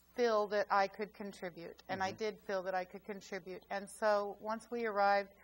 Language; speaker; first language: English; native; English